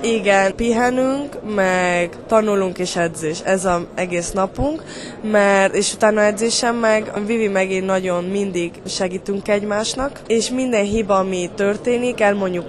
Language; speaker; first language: Hungarian; early bilingual, heritage; Hungarian